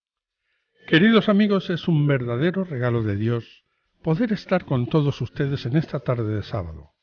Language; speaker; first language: Spanish; native; Spanish